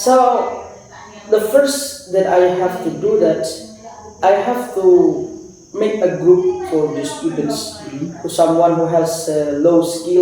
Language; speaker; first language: English; non-native, fluent; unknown